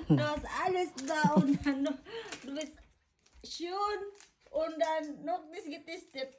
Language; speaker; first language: German; non-native, learner; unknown